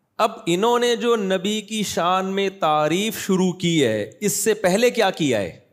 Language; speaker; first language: Urdu; native; Urdu